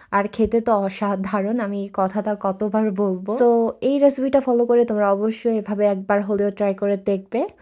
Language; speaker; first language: Bangla; non-native, local second language; Chakma